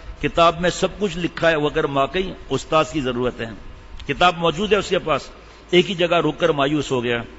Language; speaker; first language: Urdu; native; Urdu